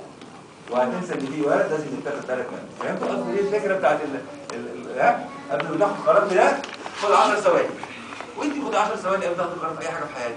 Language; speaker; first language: Arabic; native; Arabic